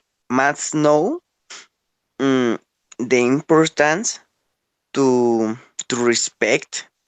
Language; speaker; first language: English; non-native, learner; Spanish